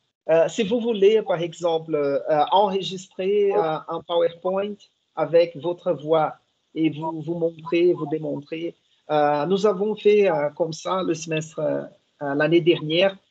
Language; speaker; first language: French; non-native, fluent; Portuguese